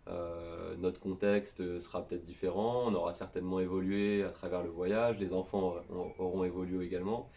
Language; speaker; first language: French; native; French